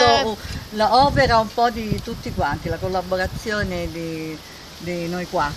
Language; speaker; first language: Italian; native; Italian